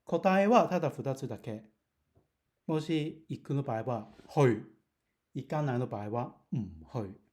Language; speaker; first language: Japanese; non-native, fluent; Cantonese